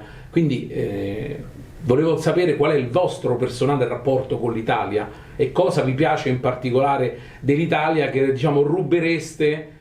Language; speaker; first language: Italian; native; Italian